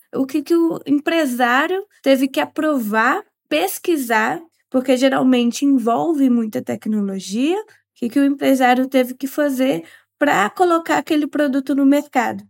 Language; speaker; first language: Portuguese; native; Portuguese